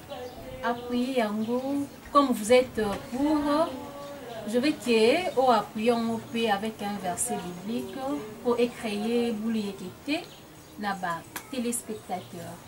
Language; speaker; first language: French; non-native, local second language; Lingala